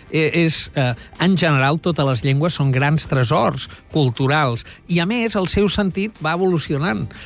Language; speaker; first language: Catalan; native; Catalan